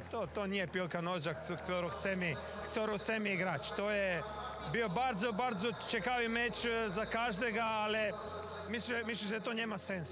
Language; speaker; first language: Polish; non-native, learner; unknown